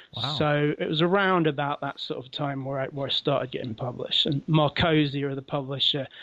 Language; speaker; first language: English; native; English